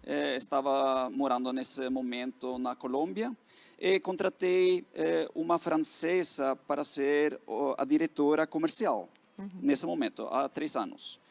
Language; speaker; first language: Portuguese; non-native, fluent; Norwegian